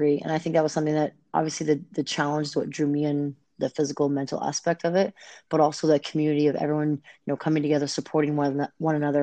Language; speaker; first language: English; native; English